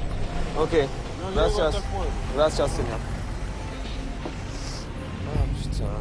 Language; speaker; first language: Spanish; non-native, learner; French